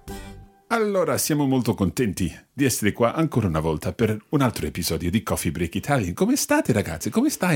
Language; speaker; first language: Italian; non-native, fluent; English